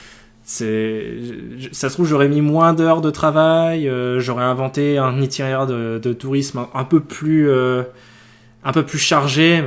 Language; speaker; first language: French; native; French